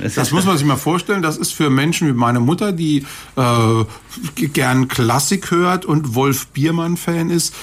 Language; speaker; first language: German; native; German